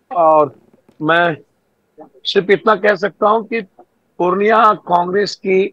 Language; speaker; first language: Hindi; native; Hindi